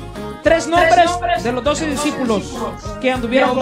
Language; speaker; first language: Spanish; native; Spanish